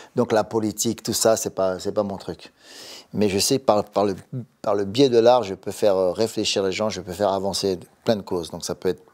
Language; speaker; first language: French; native; French